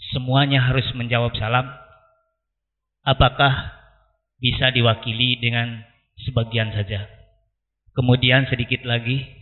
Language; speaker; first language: Indonesian; native; Indonesian